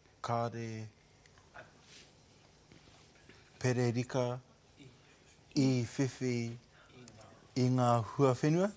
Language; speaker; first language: Māori; non-native, learner; English